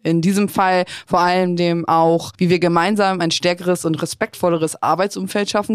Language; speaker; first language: German; native; German